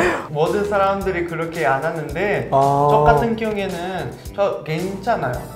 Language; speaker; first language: Korean; non-native, fluent; Portuguese